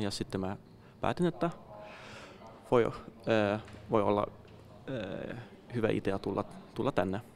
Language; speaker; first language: Finnish; non-native, fluent; Danish